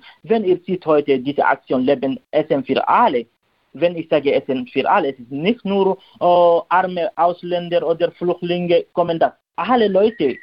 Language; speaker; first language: German; non-native, learner; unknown